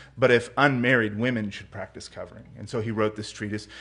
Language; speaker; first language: English; native; English